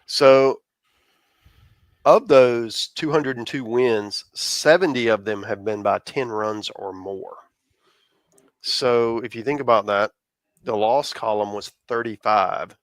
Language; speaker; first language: English; native; English